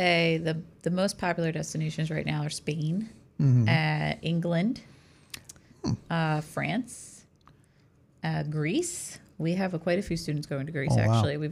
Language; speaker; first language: English; native; English